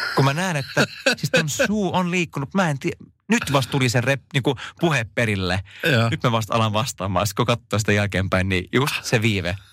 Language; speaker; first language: Finnish; non-native, local second language; Swedish